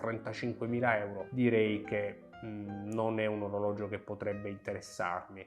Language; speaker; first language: Italian; native; Italian